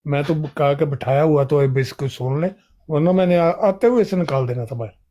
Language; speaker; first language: Urdu; non-native, local second language; Punjabi